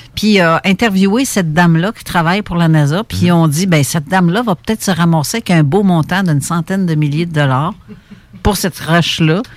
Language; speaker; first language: French; native; French